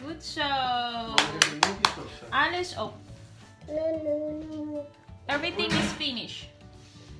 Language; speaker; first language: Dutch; non-native, learner; Filipino